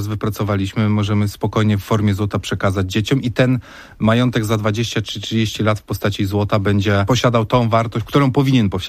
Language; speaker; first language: Polish; native; Polish